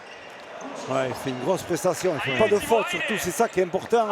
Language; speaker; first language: French; native; French